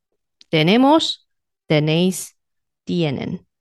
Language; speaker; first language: Spanish; non-native, fluent; Chinese